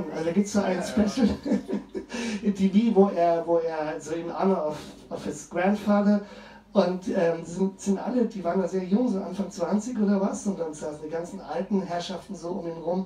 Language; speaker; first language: German; native; German